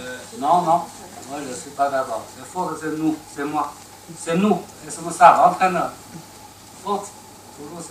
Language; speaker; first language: French; non-native, learner; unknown